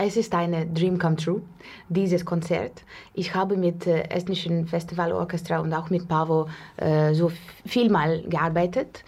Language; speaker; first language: German; non-native, fluent; Russian